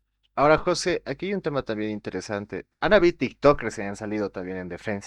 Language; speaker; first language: Spanish; native; Spanish